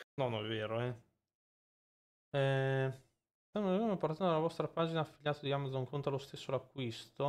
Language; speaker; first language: Italian; native; Italian